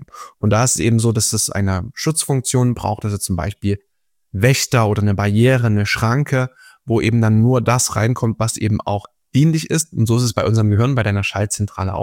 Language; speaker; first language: German; native; German